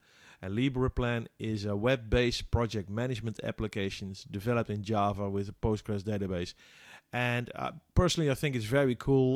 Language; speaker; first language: English; non-native, fluent; Dutch